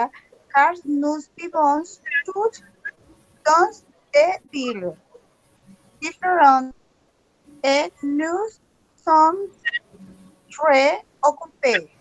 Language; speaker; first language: French; non-native, learner; Spanish